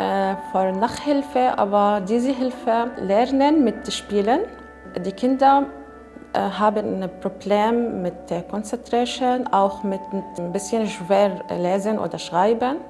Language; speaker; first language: German; non-native, learner; Arabic